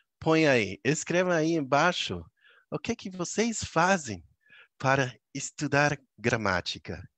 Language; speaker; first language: Portuguese; non-native, fluent; English